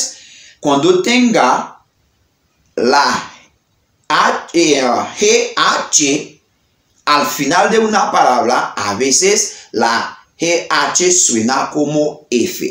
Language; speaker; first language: Spanish; non-native, learner; Haitian Creole